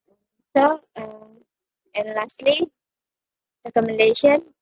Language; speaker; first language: English; non-native, local second language; Malay